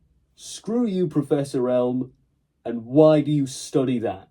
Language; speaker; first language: English; native; English